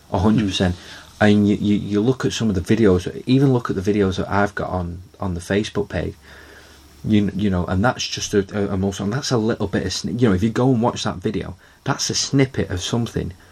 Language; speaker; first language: English; native; English